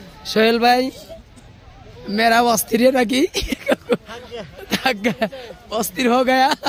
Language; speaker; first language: Hindi; non-native, learner; Bangla